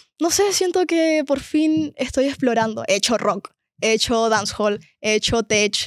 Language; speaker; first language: Spanish; native; Spanish